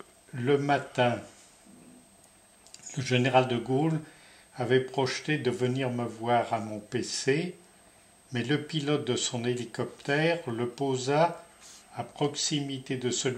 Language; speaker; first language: French; native; French